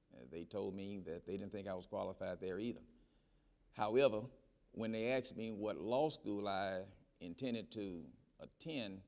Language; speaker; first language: English; native; English